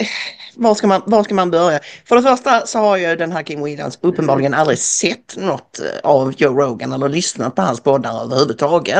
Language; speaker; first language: Swedish; native; Swedish